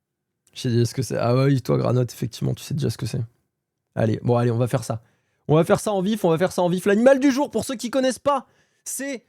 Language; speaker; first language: French; native; French